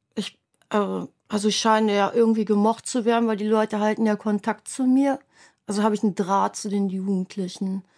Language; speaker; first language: German; native; German